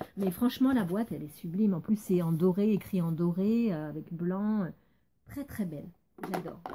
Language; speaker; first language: French; native; French